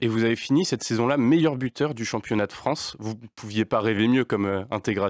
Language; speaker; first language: French; native; French